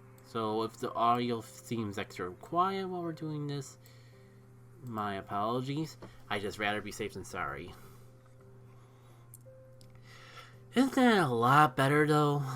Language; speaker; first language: English; native; English